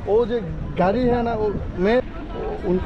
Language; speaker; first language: Hindi; non-native, learner; Bangla